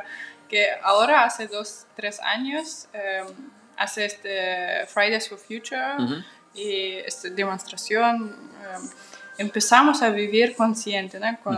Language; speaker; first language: Spanish; non-native, fluent; Russian